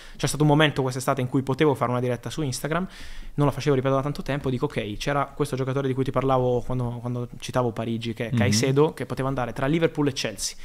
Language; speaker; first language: Italian; native; Italian